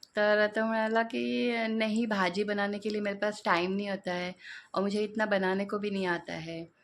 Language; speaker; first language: Hindi; non-native, local second language; Marathi